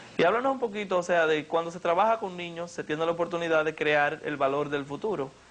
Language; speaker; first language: Spanish; native; Spanish